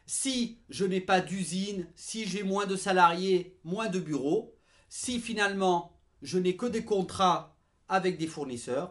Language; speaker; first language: French; native; French